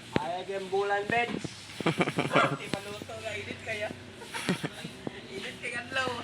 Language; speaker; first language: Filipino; non-native, local second language; Cebuano